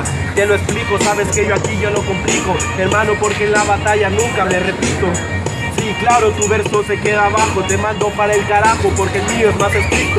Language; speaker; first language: Spanish; native; Spanish